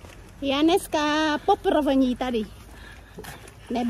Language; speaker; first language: Czech; non-native, learner; Vietnamese